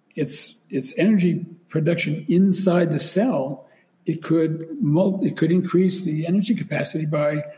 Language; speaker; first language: English; native; English